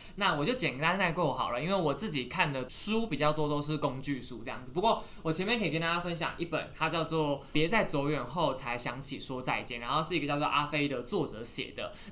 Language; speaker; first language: Chinese; native; Chinese